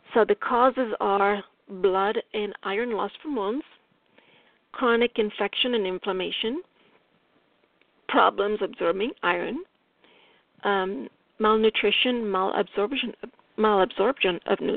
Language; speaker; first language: English; non-native, fluent; Italian